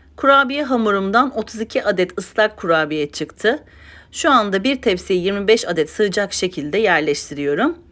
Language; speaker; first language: Turkish; native; Turkish